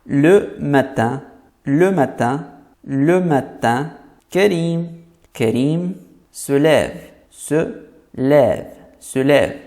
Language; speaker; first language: French; non-native, fluent; Arabic